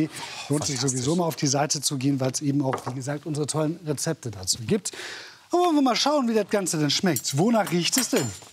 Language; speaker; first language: German; native; German